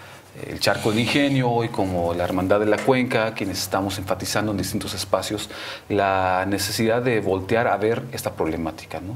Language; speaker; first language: Spanish; native; Spanish